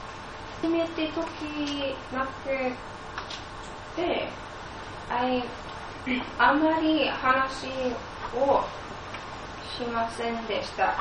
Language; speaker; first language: Japanese; non-native, learner; English